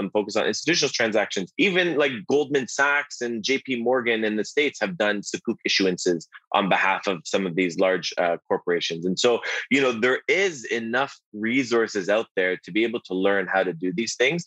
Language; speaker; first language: English; native; English